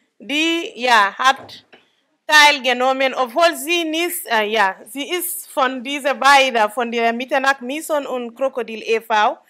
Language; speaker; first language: German; non-native, local second language; Mandingo